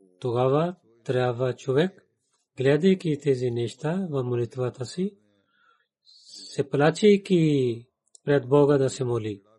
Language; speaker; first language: Bulgarian; non-native, learner; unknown